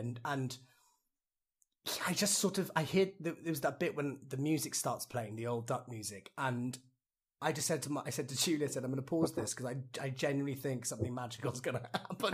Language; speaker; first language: English; native; English